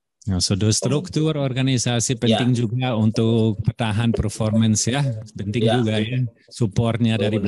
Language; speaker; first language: Indonesian; non-native, fluent; German